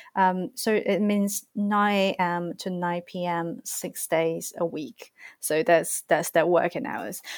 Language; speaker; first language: English; non-native, fluent; Chinese